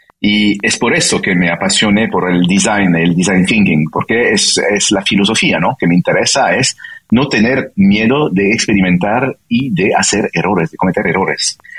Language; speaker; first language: Spanish; non-native, fluent; French